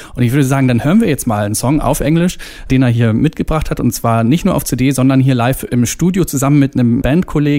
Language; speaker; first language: German; native; German